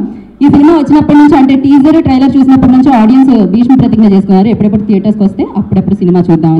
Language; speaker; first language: Telugu; native; Telugu